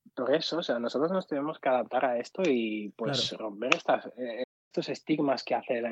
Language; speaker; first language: Spanish; early bilingual, other home language; Arabic